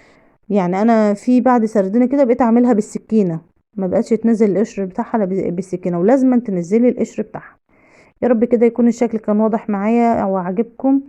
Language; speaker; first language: Arabic; native; Arabic